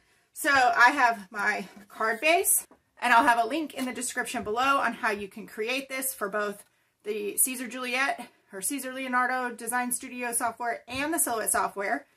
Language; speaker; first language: English; native; English